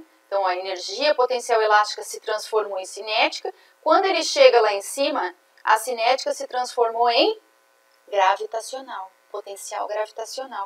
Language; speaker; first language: Portuguese; native; Portuguese